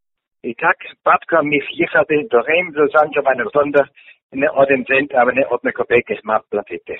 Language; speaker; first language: Ukrainian; non-native, learner; German